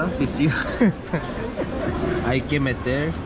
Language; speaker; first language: Spanish; non-native, learner; Korean